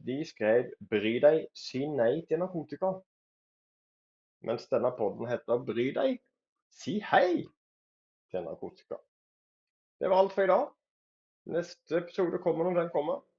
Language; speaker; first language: Norwegian; native; Norwegian